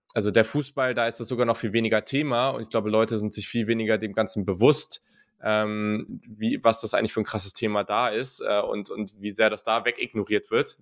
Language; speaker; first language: German; native; German